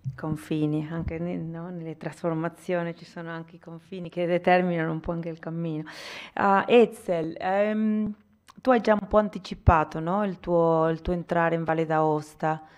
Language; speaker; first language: Italian; non-native, fluent; Spanish